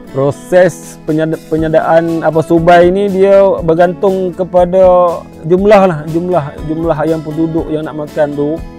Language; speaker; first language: Malay; non-native, local second language; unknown